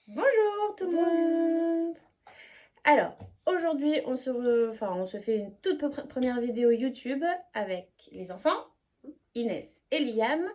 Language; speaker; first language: French; native; French